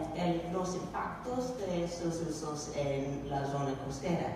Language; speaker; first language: Spanish; non-native, learner; English